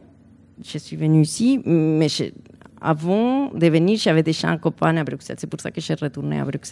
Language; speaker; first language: French; non-native, fluent; Spanish